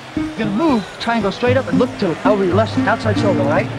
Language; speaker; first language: English; native; English